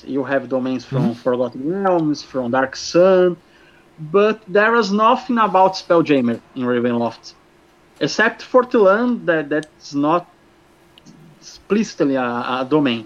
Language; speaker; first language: English; non-native, fluent; Portuguese